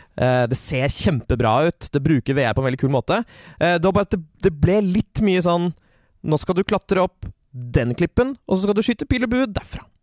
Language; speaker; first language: Norwegian; native; Norwegian